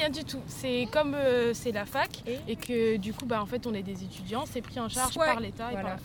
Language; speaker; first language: French; native; French